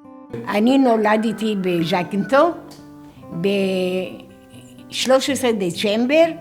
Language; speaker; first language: Hebrew; non-native, fluent; Greek